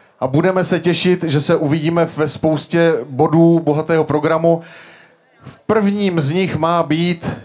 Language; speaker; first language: Czech; native; Czech